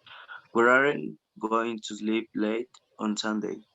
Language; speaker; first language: English; non-native, learner; Spanish